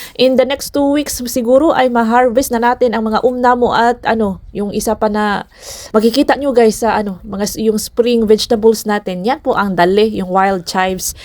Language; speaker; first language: Filipino; non-native, local second language; Cebuano